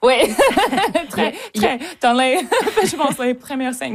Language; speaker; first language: French; non-native, local second language; English